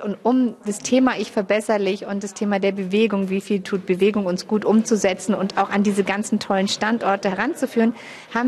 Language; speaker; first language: German; native; German